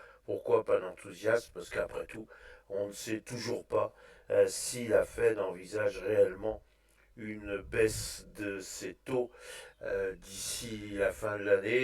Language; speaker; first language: French; native; French